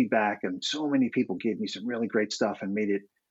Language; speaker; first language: English; native; English